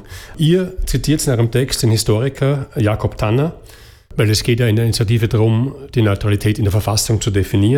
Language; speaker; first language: German; native; German